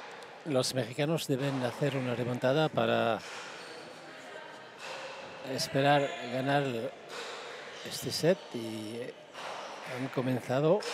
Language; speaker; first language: Spanish; non-native, fluent; French